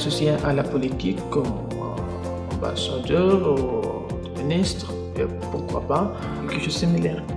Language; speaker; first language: French; non-native, learner; Arabic